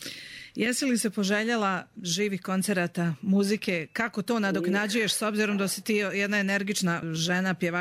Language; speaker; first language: Croatian; native; Croatian